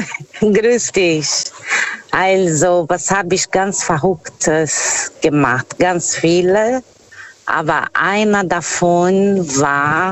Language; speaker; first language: German; non-native, learner; Portuguese